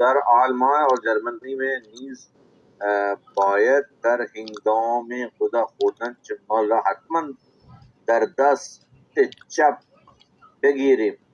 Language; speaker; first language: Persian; non-native, learner; Urdu